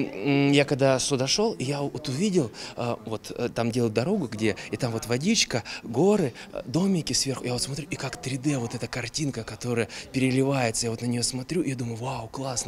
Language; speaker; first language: Russian; native; Russian